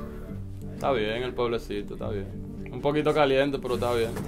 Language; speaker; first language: Spanish; native; Spanish